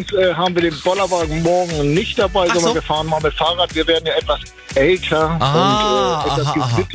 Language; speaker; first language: German; native; German